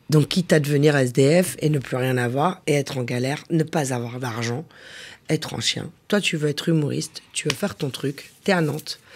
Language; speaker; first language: French; native; French